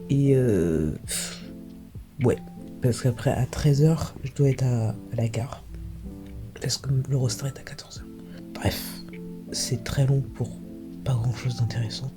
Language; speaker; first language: French; native; French